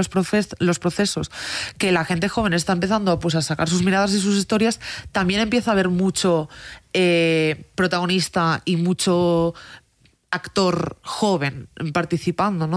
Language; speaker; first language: Spanish; native; Spanish